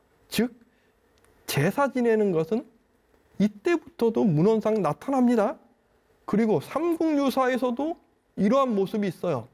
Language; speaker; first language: Korean; native; Korean